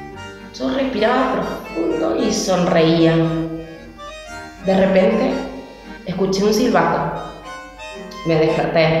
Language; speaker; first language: Spanish; native; Spanish